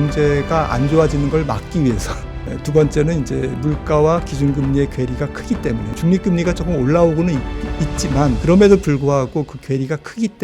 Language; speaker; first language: Korean; native; Korean